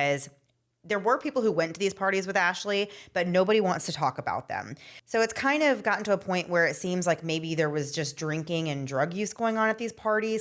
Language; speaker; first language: English; native; English